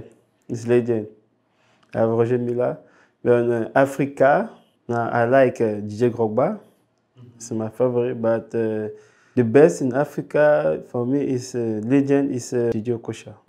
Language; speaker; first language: English; non-native, local second language; French